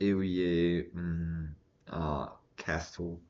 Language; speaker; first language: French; non-native, learner; Spanish